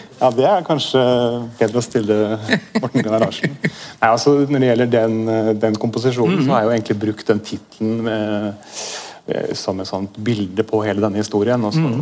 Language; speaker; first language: Norwegian; native; Norwegian